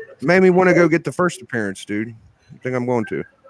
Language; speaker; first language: English; native; English